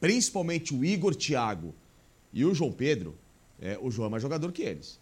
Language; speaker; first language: Portuguese; native; Portuguese